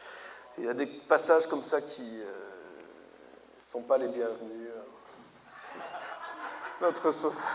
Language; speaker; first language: French; native; French